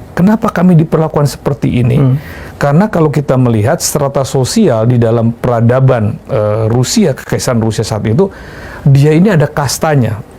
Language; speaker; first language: Indonesian; native; Indonesian